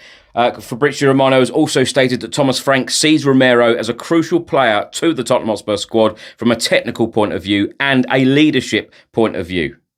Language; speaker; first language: English; native; English